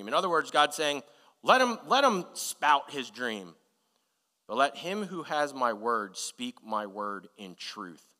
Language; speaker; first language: English; native; English